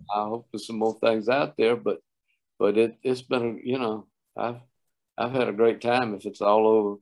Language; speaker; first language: English; native; English